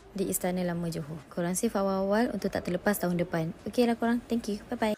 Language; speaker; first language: Malay; native; Malay